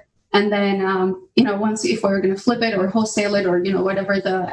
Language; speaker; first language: English; non-native, fluent; Albanian